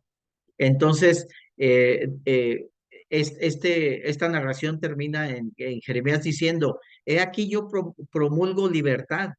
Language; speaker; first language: Spanish; native; Spanish